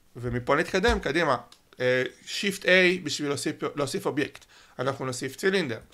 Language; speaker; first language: Hebrew; native; Hebrew